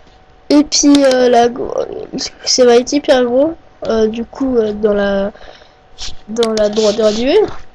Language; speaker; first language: French; native; French